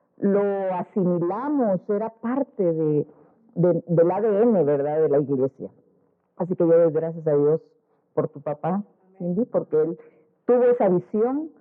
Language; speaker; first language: Spanish; native; Spanish